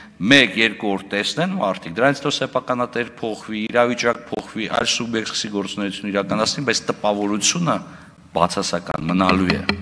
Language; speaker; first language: Armenian; native; Armenian